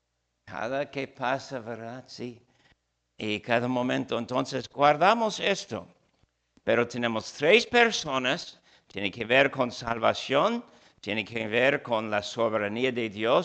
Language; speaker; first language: Spanish; non-native, fluent; English